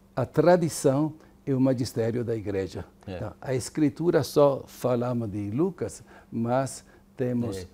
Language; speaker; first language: Portuguese; non-native, fluent; Italian